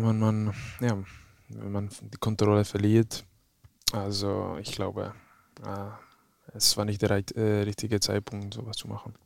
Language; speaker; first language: German; non-native, fluent; Czech